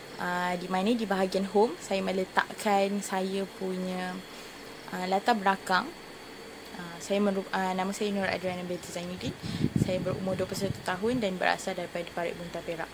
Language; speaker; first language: Malay; native; Malay